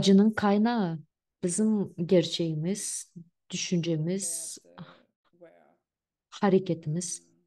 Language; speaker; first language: Turkish; non-native, fluent; Russian